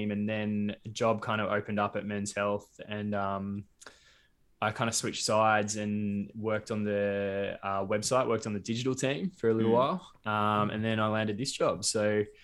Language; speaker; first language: English; native; English